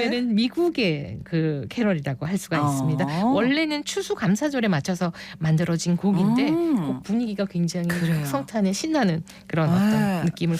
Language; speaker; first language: Korean; native; Korean